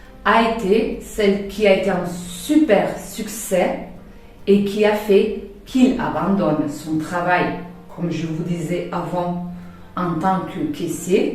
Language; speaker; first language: French; non-native, fluent; Spanish